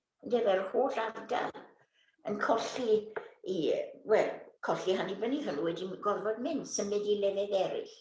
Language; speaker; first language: Welsh; native; Welsh